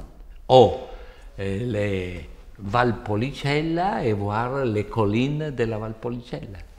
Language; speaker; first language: French; non-native, fluent; Italian